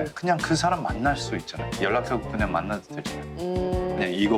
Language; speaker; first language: Korean; early bilingual, heritage; English